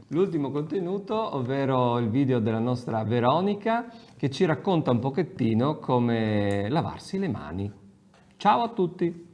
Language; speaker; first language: Italian; native; Italian